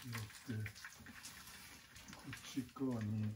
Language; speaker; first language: Japanese; native; Japanese